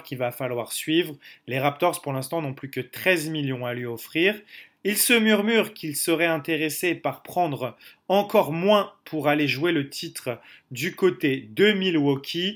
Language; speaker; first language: French; native; French